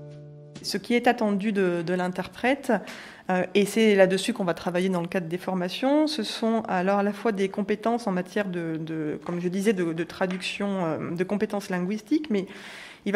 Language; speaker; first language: French; native; French